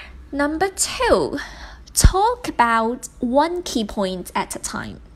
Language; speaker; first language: English; non-native, fluent; Chinese